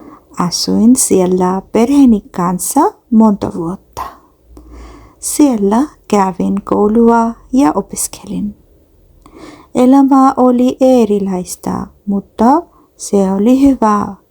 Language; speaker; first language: Finnish; non-native, learner; Bangla